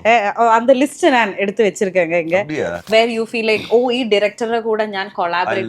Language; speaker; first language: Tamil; non-native, learner; Malayalam